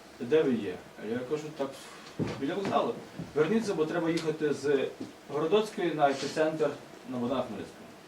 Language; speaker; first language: Ukrainian; native; Ukrainian